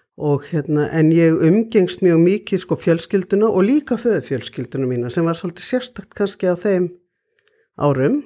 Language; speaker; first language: Icelandic; native; Icelandic